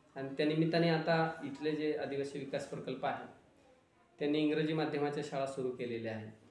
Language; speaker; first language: Marathi; non-native, local second language; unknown